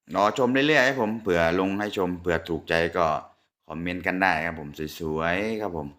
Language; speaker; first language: Thai; native; Thai